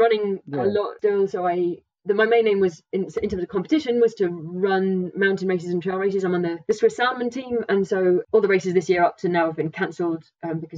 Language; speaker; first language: English; native; English